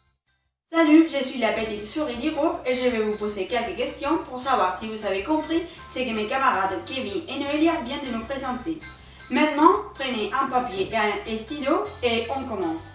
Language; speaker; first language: French; non-native, learner; Spanish